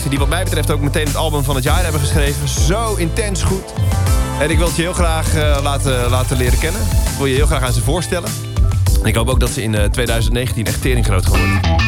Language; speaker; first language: Dutch; native; Dutch